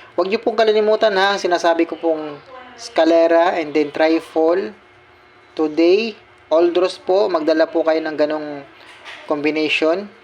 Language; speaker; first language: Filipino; non-native, local second language; Cebuano